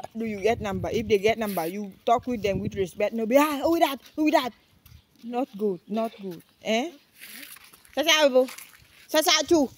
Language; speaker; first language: English; non-native, learner; Vietnamese